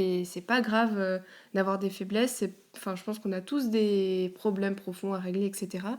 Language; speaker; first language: French; native; French